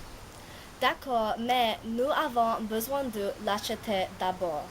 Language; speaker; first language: French; non-native, learner; English